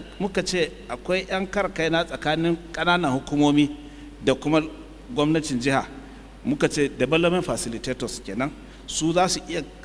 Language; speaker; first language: Hausa; native; Hausa